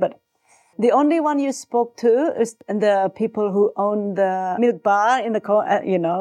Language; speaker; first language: English; non-native, fluent; Javanese